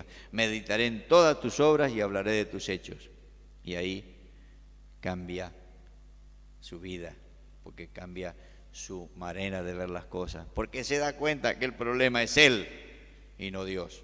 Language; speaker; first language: Spanish; native; Spanish